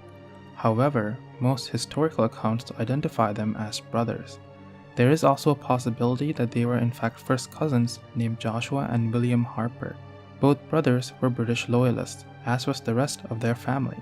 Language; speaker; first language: English; native; English